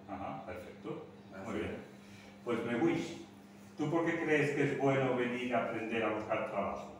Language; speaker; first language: Spanish; native; Spanish